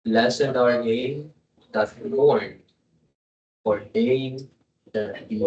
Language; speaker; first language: English; non-native, local second language; Filipino